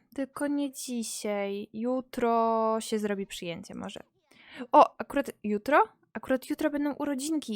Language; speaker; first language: Polish; native; Polish